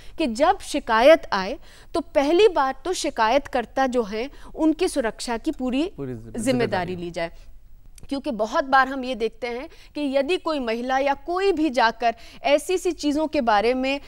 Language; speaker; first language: Hindi; native; Hindi